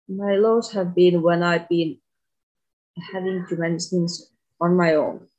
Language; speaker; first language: English; non-native, fluent; Finnish